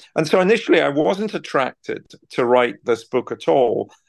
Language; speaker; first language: English; native; English